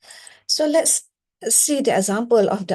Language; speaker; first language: English; non-native, local second language; Malay